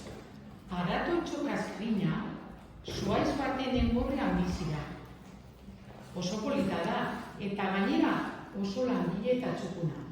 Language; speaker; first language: Basque; non-native, learner; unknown